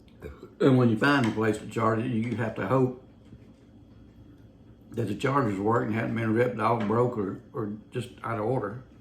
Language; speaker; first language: English; native; English